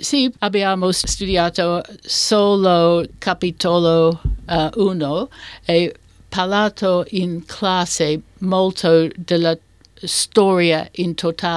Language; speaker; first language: Italian; non-native, learner; English